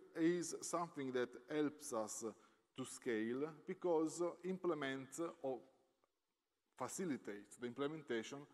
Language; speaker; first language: English; non-native, fluent; Italian